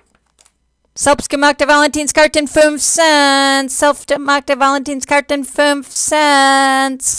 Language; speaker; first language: German; non-native, fluent; English